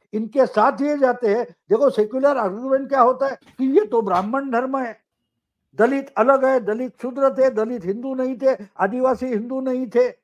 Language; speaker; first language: Hindi; non-native, local second language; Marathi